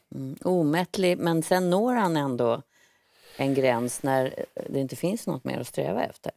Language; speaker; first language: Swedish; native; Swedish